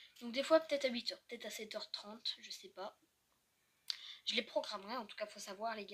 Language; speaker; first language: French; native; French